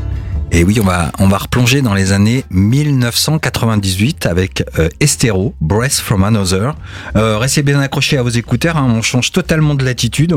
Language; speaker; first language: French; native; French